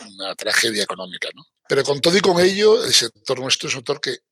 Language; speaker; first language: Spanish; native; Spanish